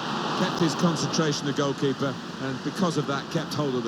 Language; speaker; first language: English; native; English